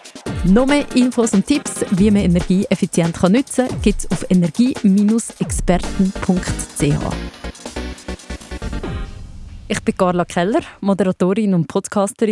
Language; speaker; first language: German; native; German